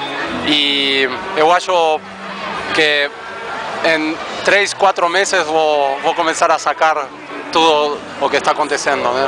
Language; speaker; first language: Spanish; non-native, learner; Portuguese